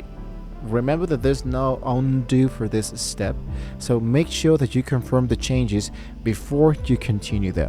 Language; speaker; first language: English; non-native, fluent; Spanish